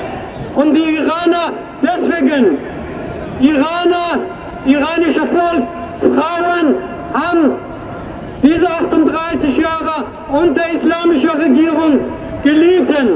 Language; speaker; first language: German; non-native, fluent; Persian